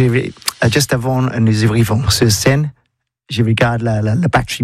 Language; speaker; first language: French; non-native, learner; English